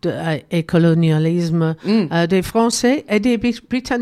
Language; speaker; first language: French; non-native, learner; English